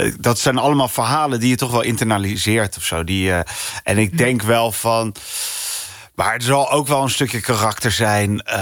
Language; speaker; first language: Dutch; early bilingual, other home language; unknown